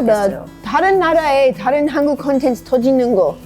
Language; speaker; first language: Korean; non-native, learner; English